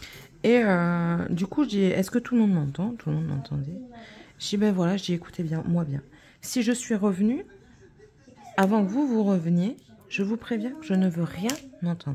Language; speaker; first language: French; native; French